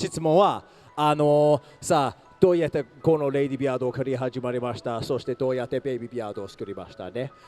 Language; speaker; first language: Japanese; non-native, learner; English